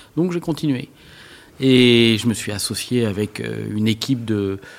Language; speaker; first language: French; native; French